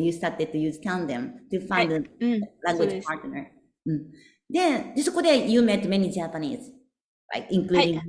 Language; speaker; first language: English; non-native, learner; Japanese